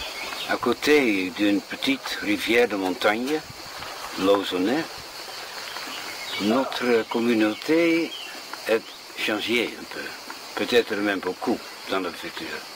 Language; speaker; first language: French; non-native, fluent; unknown